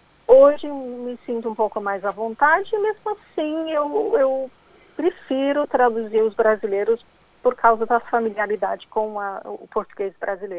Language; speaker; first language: Portuguese; non-native, fluent; English